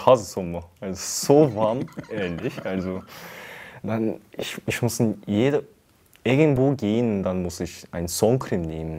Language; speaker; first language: German; non-native, learner; Korean